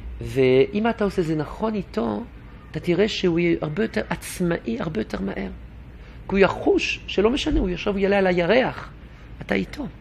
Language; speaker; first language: Hebrew; non-native, fluent; French